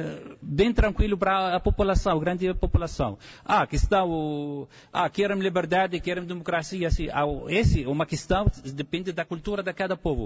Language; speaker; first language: Portuguese; non-native, fluent; Arabic